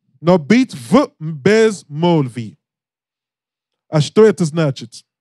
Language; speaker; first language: Russian; non-native, learner; English